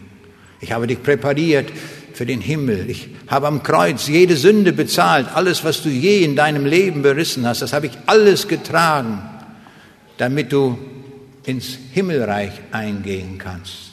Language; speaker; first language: German; native; German